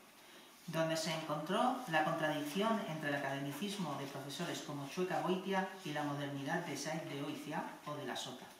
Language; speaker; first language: Spanish; native; Spanish